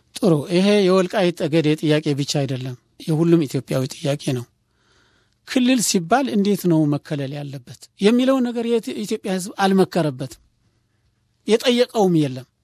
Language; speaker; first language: Amharic; non-native, local second language; Tigrinya